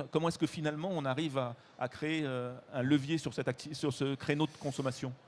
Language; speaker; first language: French; native; French